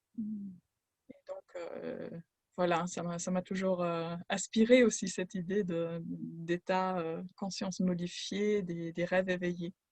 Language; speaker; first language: French; non-native, fluent; German